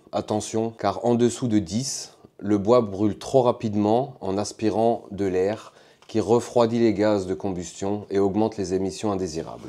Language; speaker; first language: French; native; French